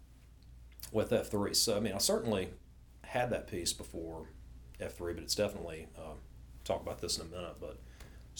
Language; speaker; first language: English; native; English